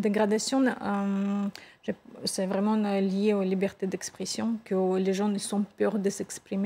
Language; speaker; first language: French; non-native, fluent; Russian